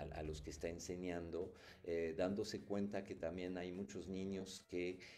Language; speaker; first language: Spanish; non-native, fluent; French